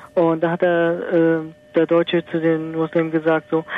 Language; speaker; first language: German; early bilingual, other home language; Turkish